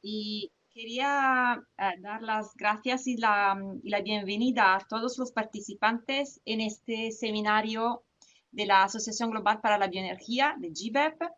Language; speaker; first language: Spanish; non-native, fluent; Italian